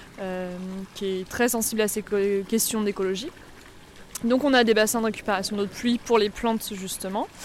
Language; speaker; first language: French; native; French